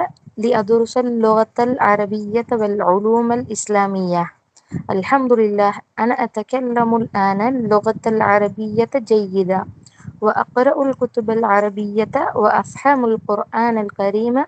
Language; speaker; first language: Arabic; non-native, learner; Tamil